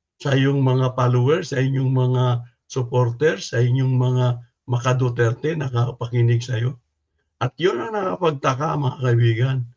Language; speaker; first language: Filipino; non-native, local second language; Cebuano